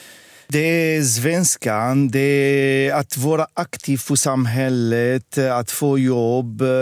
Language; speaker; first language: Swedish; non-native, fluent; Arabic